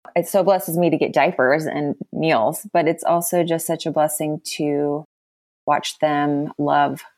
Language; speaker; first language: English; native; English